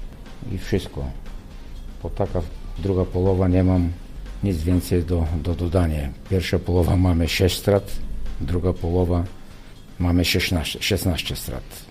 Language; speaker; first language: Polish; non-native, learner; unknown